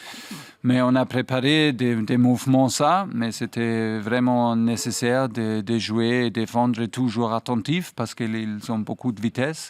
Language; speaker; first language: French; non-native, fluent; German